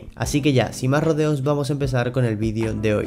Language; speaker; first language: Spanish; native; Spanish